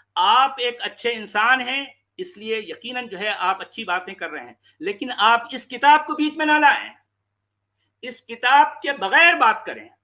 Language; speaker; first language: Urdu; native; Urdu